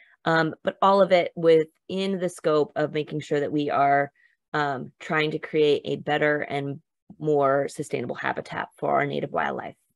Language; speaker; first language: English; native; English